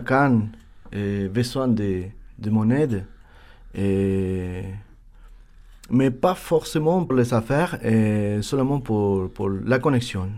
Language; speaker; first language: French; non-native, learner; Spanish